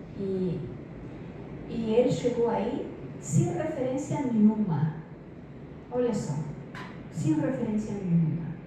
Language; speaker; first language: Portuguese; non-native, fluent; Spanish